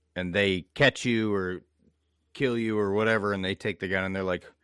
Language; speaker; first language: English; native; English